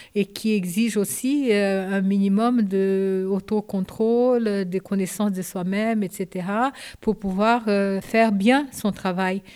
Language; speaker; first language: French; non-native, fluent; Japanese